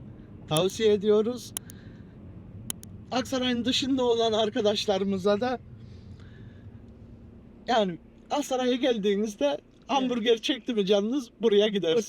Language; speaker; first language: Turkish; early bilingual, heritage; Turkish